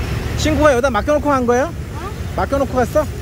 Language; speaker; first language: Korean; native; Korean